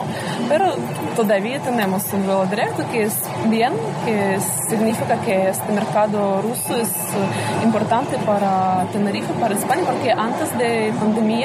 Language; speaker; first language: Spanish; non-native, learner; Russian